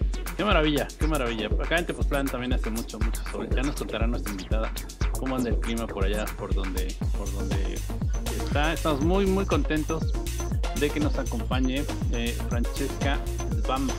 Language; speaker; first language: Spanish; native; Spanish